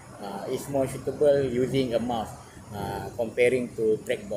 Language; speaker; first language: English; non-native, learner; Malay